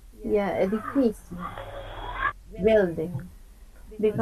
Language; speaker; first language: English; non-native, fluent; Spanish